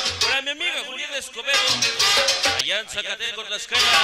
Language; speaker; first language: Spanish; native; Spanish